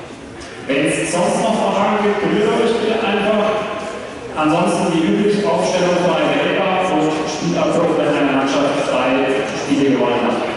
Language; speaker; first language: German; native; German